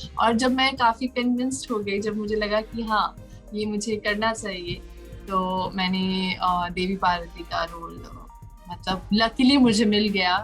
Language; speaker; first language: Hindi; native; Hindi